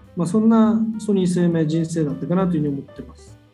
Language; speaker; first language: Japanese; native; Japanese